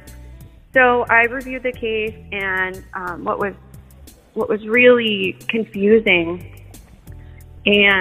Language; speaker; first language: English; native; English